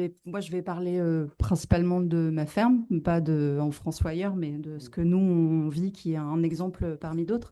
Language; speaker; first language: French; native; French